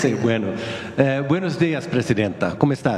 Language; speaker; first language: Spanish; non-native, learner; Swedish